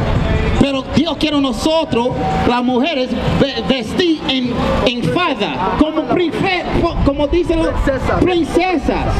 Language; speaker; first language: Spanish; non-native, learner; English